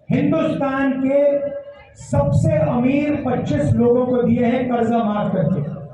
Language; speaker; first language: Hindi; native; Hindi